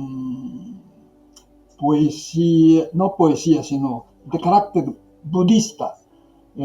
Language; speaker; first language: Spanish; non-native, fluent; Japanese